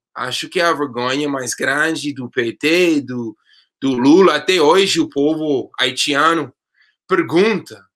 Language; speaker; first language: Portuguese; non-native, fluent; English